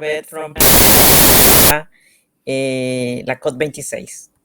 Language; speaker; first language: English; non-native, learner; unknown